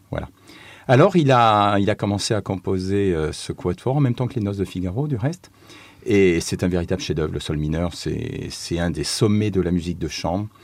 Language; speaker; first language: French; native; French